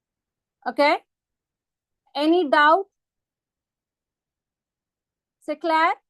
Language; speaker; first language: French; non-native, learner; Hindi